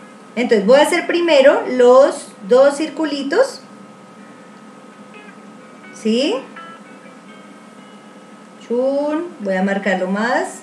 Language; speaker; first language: Spanish; native; Spanish